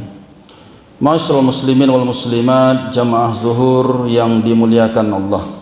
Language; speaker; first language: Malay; non-native, local second language; Minangkabau